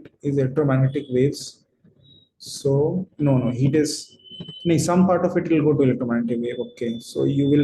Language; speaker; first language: English; non-native, local second language; Hindi